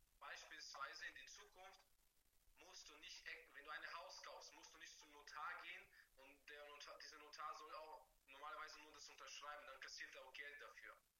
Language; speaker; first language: German; non-native, fluent; Bulgarian